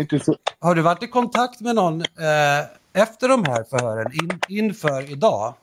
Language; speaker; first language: Swedish; native; Swedish